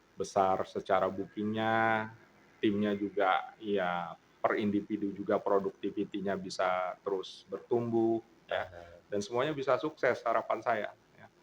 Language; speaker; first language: Indonesian; non-native, local second language; Sundanese